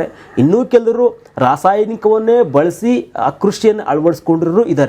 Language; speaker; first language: Kannada; native; Kannada